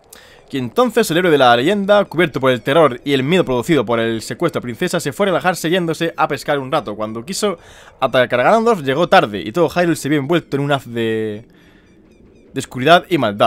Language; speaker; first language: Spanish; native; Spanish